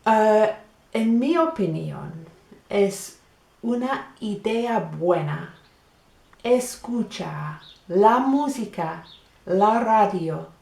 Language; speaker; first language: Spanish; non-native, fluent; English